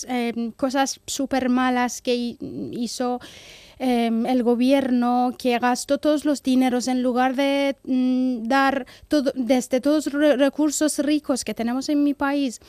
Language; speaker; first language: Spanish; non-native, fluent; Persian